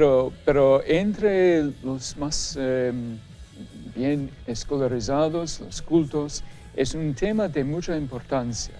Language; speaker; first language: Spanish; non-native, fluent; English